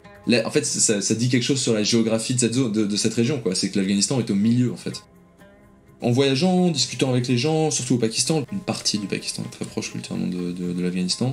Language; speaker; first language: French; native; French